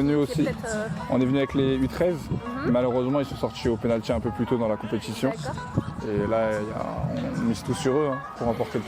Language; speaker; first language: French; native; French